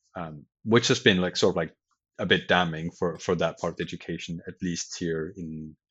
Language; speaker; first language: English; non-native, fluent; Danish